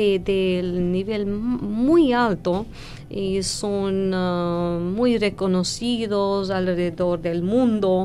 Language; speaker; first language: Spanish; non-native, fluent; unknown